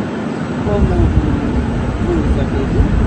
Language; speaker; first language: French; non-native, learner; Malay